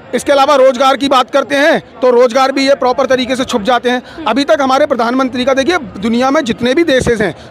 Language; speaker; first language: Hindi; native; Hindi